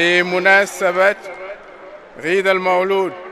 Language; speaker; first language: Arabic; non-native, learner; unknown